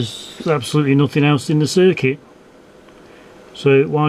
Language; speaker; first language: English; native; English